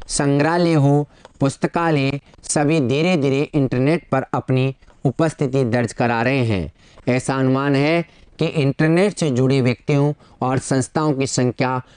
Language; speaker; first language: Hindi; native; Hindi